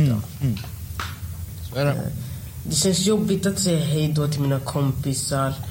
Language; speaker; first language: Swedish; early bilingual, other home language; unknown